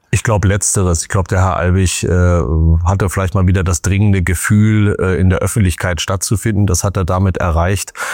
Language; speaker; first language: German; native; German